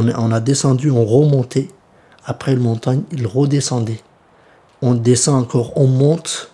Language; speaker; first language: French; early bilingual, other home language; Kurdish